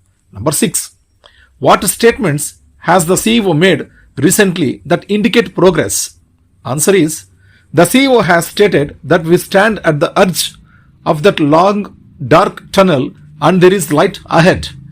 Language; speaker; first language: English; non-native, local second language; Telugu